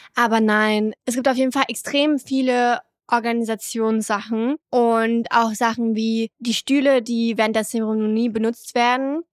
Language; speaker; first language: German; early bilingual, other home language; French